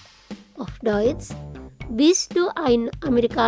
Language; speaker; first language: German; non-native, fluent; Indonesian